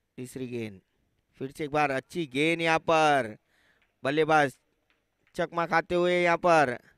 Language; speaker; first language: Hindi; non-native, local second language; Marathi